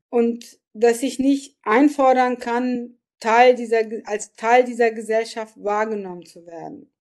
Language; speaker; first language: German; early bilingual, other home language; Turkish